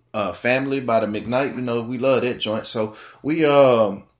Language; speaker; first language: English; native; English